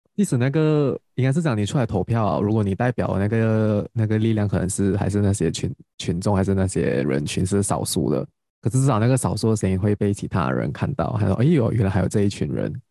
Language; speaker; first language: Chinese; native; Chinese